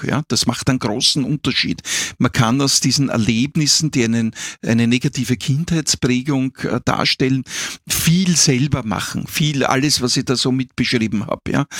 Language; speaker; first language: German; native; German